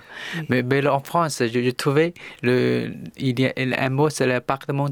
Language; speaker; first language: French; non-native, learner; Chinese